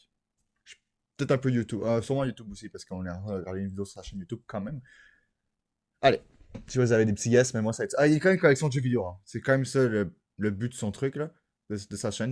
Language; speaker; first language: French; native; French